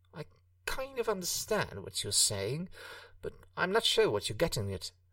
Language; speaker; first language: English; non-native, fluent; Hungarian